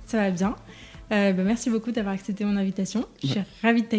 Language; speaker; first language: French; native; French